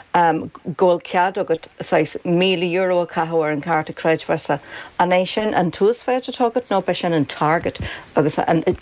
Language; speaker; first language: Irish; native; Irish